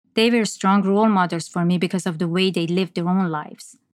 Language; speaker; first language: English; non-native, fluent; Persian